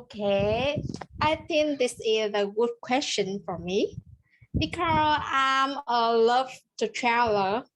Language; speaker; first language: English; non-native, learner; Vietnamese